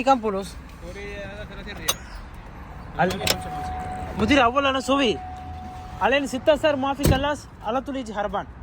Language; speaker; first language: Arabic; non-native, learner; Tamil